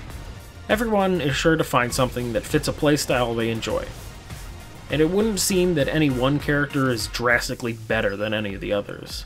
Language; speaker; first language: English; native; English